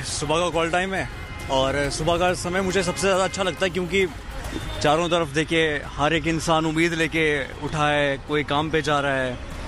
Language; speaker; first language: Hindi; native; Hindi